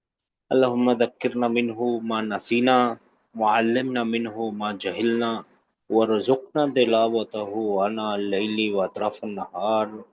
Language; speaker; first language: Arabic; non-native, fluent; Urdu